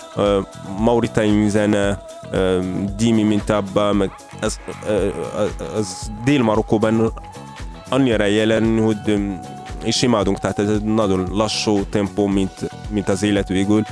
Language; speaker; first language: Hungarian; non-native, learner; Arabic